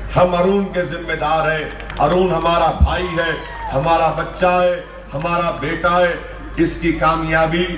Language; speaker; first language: Urdu; native; Urdu